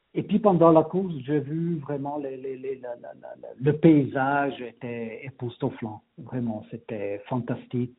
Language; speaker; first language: French; native; French